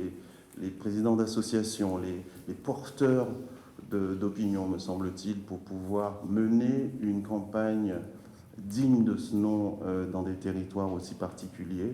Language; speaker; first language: French; native; French